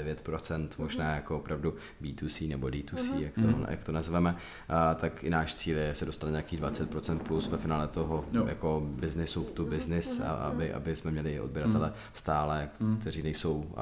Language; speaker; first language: Czech; native; Czech